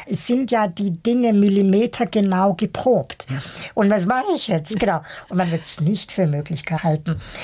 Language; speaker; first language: German; early bilingual, other home language; Bosnian